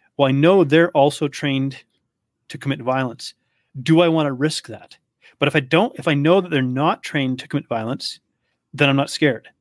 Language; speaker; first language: English; native; English